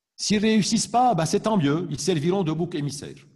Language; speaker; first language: French; non-native, local second language; Arabic